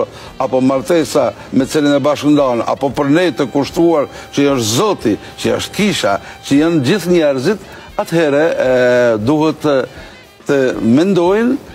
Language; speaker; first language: Albanian; native; Albanian